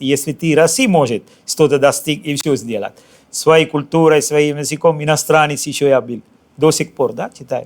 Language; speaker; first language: Russian; non-native, fluent; Sinhala